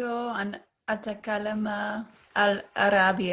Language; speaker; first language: Arabic; non-native, learner; English